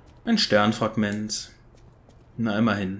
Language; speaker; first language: German; native; German